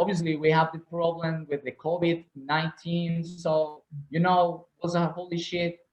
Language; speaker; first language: English; non-native, learner; Spanish